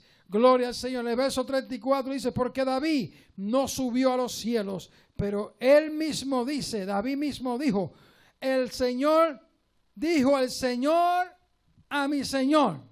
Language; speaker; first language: Spanish; native; Spanish